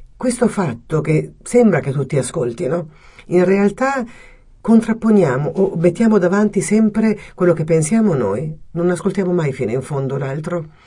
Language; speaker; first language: Italian; native; Italian